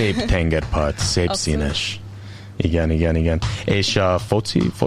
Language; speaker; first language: Hungarian; non-native, learner; English